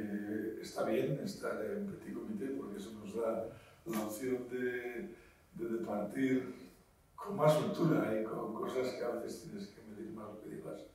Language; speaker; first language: Spanish; native; Spanish